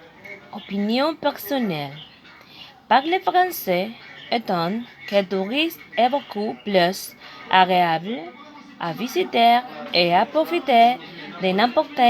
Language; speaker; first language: French; non-native, learner; Spanish